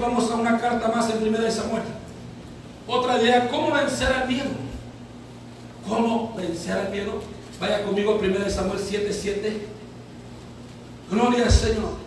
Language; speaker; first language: Spanish; native; Spanish